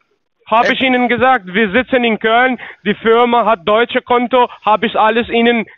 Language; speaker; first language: German; non-native, learner; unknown